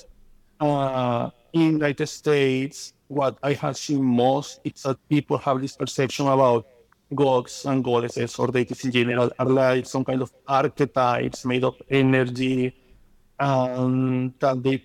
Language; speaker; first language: English; non-native, fluent; Spanish